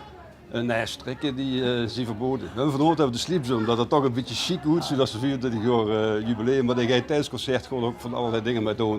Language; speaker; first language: Dutch; native; Dutch